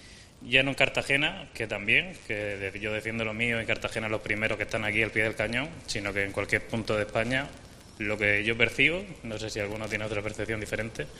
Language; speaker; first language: Spanish; native; Spanish